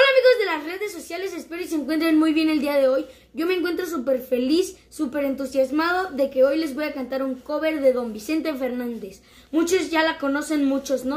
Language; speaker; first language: Spanish; native; Spanish